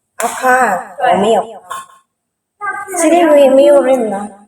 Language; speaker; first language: Chinese; non-native, learner; Filipino